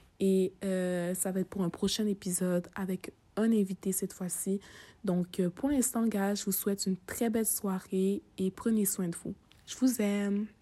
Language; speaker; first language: French; early bilingual, other home language; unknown